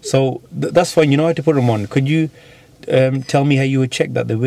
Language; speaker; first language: English; native; English